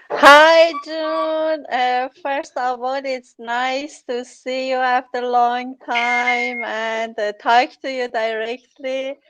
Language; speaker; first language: English; non-native, learner; Persian